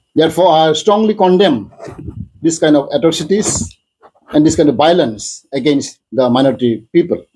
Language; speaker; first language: English; non-native, local second language; Bangla